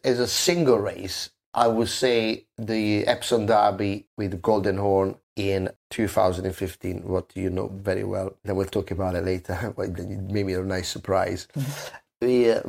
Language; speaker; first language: English; non-native, fluent; Italian